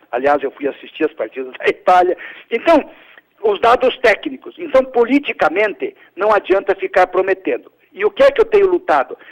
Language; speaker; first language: Portuguese; early bilingual, other home language; Italian